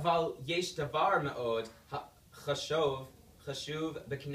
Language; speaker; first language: Hebrew; non-native, learner; English